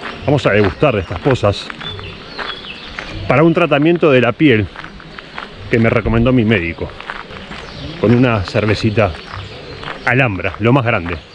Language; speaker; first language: Spanish; native; Spanish